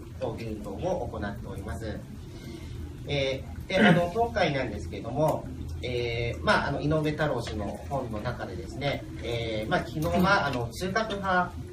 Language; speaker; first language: Japanese; native; Japanese